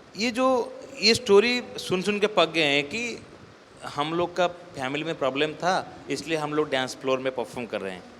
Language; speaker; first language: Hindi; non-native, local second language; Odia